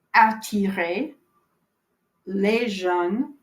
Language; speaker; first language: French; non-native, fluent; English